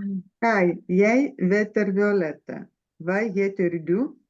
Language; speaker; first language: Norwegian; non-native, learner; Lithuanian